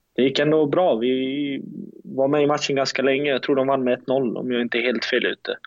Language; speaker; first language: Swedish; early bilingual, other home language; German